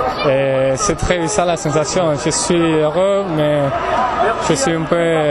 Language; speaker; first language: French; non-native, learner; Spanish